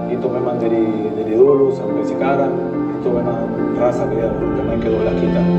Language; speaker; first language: Malay; non-native, fluent; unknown